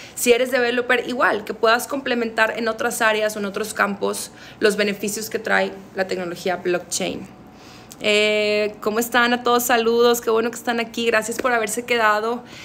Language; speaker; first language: Spanish; native; Spanish